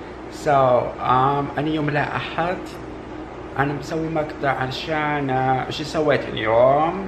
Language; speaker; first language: Arabic; non-native, learner; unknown